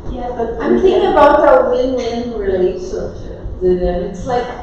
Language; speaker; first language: English; non-native, fluent; Portuguese